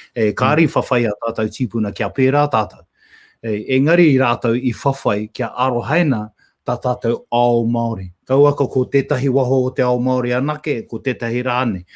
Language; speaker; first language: Māori; native; Māori